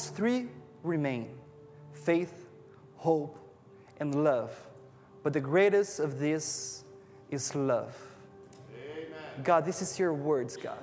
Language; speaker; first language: English; non-native, fluent; Portuguese